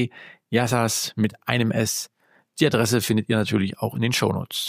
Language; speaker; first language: German; native; German